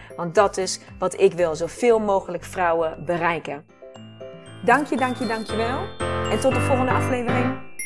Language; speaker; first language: Dutch; non-native, fluent; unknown